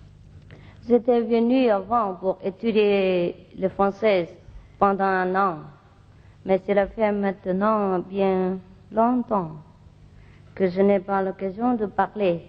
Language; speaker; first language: French; non-native, learner; Vietnamese